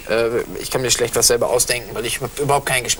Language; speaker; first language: German; native; German